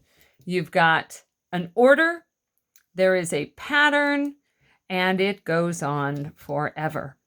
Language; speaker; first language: English; native; English